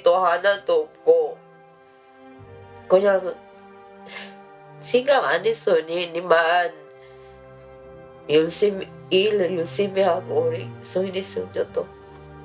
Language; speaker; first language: Korean; non-native, learner; Vietnamese